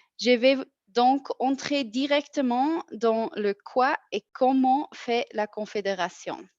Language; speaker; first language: French; non-native, local second language; German